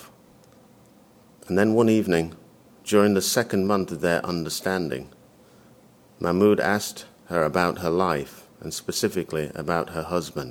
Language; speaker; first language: English; native; English